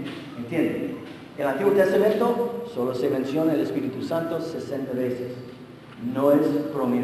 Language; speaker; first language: Spanish; non-native, fluent; English